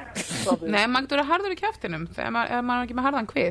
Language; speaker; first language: Icelandic; native; Icelandic